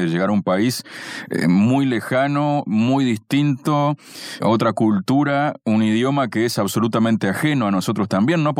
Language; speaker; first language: Spanish; native; Spanish